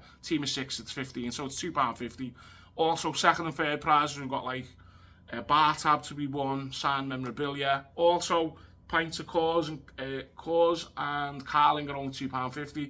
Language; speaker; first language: English; native; English